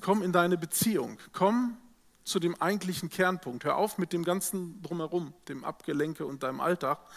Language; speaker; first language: German; native; German